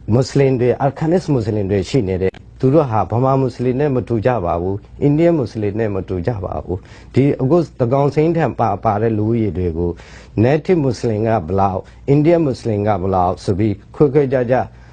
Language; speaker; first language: Burmese; non-native, local second language; Rohingya